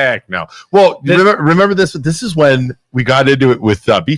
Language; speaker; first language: English; native; English